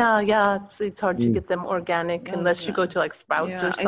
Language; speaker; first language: English; native; English